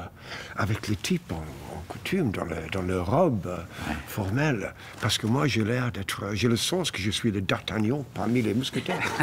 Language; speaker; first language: French; non-native, fluent; English